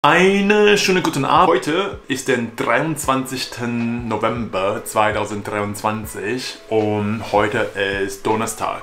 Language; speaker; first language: German; non-native, learner; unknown